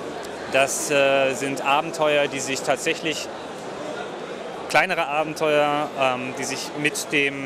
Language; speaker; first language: German; native; German